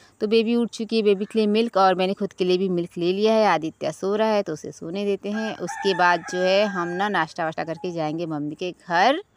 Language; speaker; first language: Hindi; native; Hindi